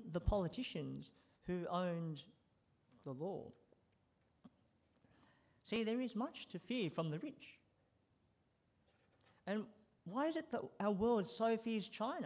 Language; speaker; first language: English; native; English